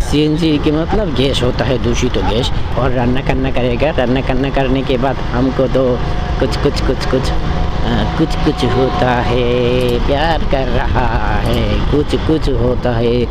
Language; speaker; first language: Hindi; non-native, learner; Bangla